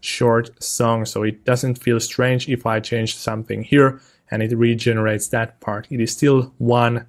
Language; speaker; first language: English; non-native, fluent; Finnish